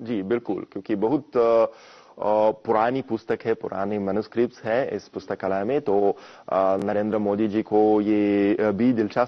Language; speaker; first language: Hindi; non-native, fluent; Russian